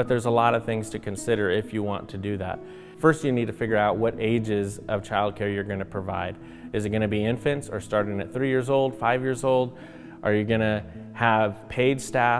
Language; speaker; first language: English; native; English